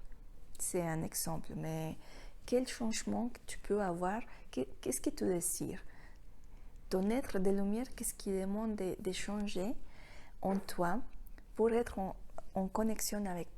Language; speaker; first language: French; non-native, fluent; Spanish